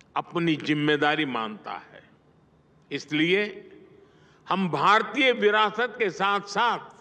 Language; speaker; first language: Hindi; non-native, local second language; Gujarati